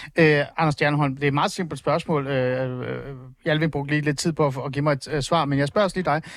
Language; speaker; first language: Danish; early bilingual, other home language; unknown